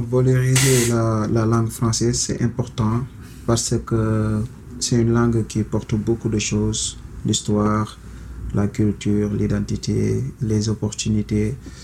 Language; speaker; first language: French; non-native, local second language; Wolof